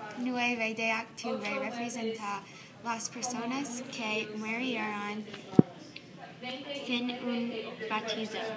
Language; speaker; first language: Spanish; non-native, learner; English